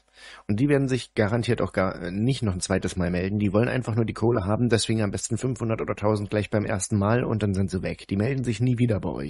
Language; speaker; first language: German; native; German